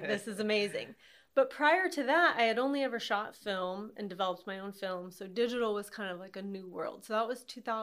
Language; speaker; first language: English; native; English